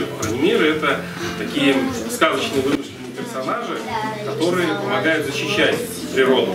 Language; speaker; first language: Russian; native; Russian